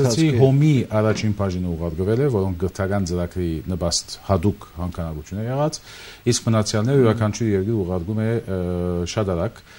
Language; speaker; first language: Armenian; early bilingual, heritage; Armenian